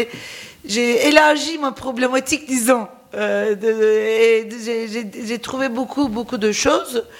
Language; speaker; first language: French; non-native, fluent; Turkish